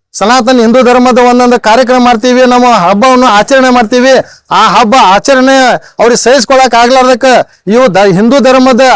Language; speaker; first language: Kannada; non-native, local second language; Lambadi